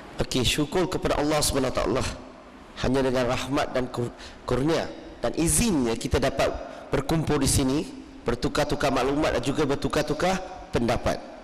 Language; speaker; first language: Malay; non-native, local second language; Min Nan Chinese